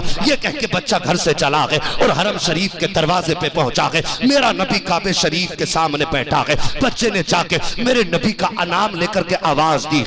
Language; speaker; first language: Urdu; native; Urdu